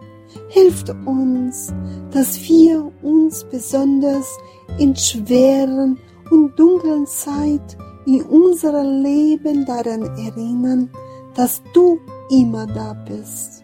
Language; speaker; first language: German; non-native, fluent; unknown